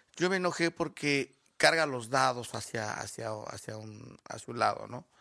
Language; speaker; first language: Spanish; native; Spanish